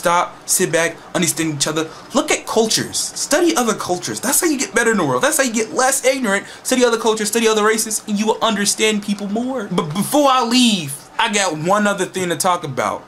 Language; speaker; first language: English; native; English